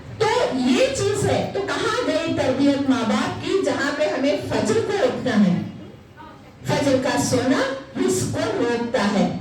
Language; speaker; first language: Urdu; native; Urdu